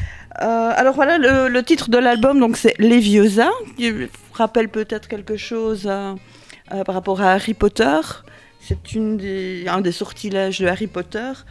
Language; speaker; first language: French; native; French